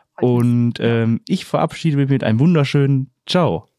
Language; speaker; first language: German; native; German